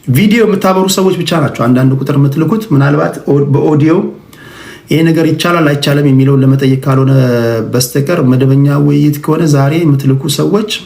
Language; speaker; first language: Amharic; native; Amharic